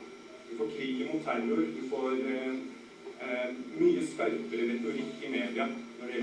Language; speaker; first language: Norwegian; native; Norwegian